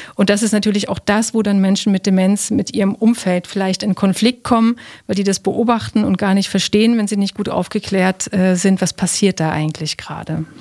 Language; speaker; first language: German; native; German